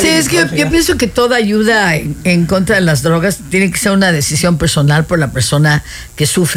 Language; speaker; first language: Spanish; native; Spanish